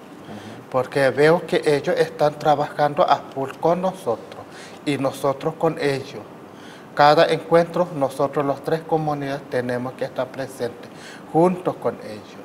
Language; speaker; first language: Spanish; non-native, learner; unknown